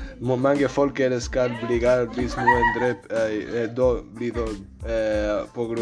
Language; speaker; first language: Norwegian; non-native, learner; Spanish